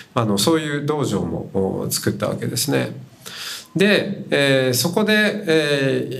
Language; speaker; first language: Japanese; native; Japanese